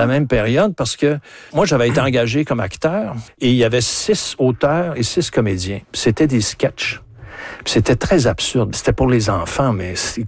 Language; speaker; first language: French; native; French